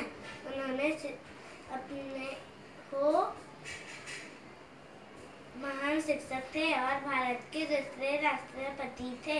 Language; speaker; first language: Hindi; non-native, local second language; Marathi